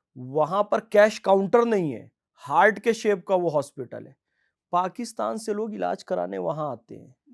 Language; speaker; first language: Hindi; native; Hindi